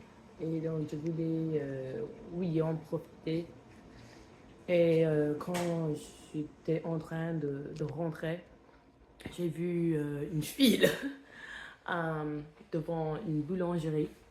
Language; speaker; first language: French; non-native, fluent; English